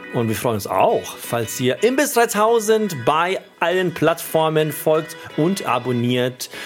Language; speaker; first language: German; native; German